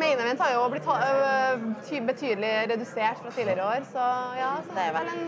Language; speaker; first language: Norwegian; native; Norwegian